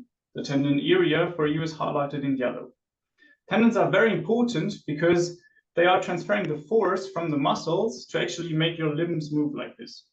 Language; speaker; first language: English; non-native, fluent; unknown